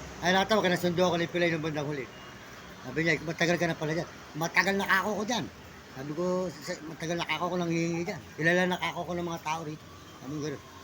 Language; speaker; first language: Filipino; native; Filipino